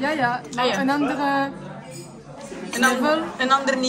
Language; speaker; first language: Dutch; non-native, learner; French